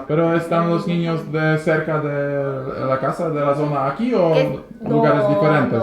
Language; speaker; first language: Spanish; non-native, learner; Polish